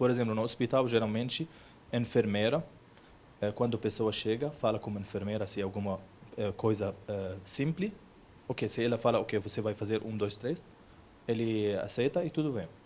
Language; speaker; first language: Portuguese; non-native, learner; Arabic